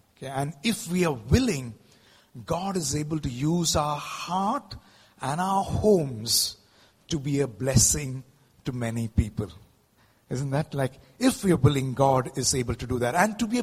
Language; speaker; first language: English; non-native, local second language; Malayalam